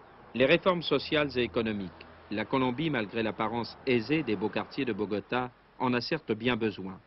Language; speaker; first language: French; native; French